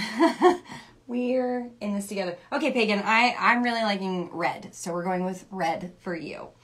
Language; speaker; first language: English; native; English